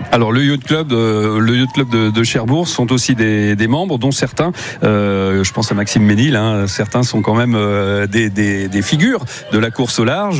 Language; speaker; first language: French; native; French